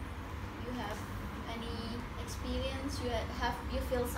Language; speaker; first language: English; non-native, fluent; Indonesian